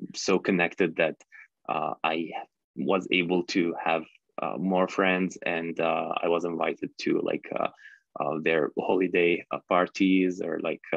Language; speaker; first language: English; non-native, fluent; Arabic